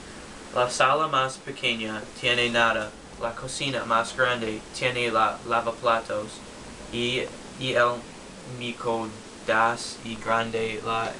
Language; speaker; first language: Spanish; non-native, learner; English